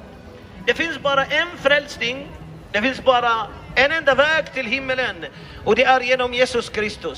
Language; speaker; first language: Swedish; non-native, fluent; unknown